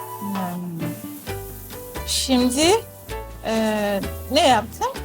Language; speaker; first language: Turkish; non-native, learner; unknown